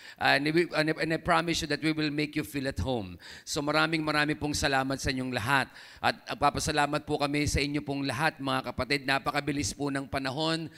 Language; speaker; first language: Filipino; native; Filipino